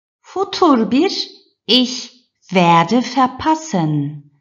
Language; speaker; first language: German; non-native, fluent; Turkish